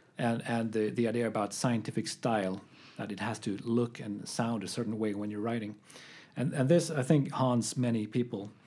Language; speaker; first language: English; non-native, fluent; Swedish